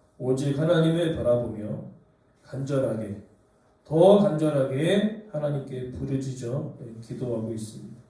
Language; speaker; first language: Korean; native; Korean